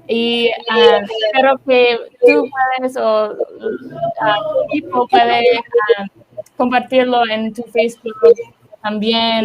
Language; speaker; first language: Spanish; non-native, learner; English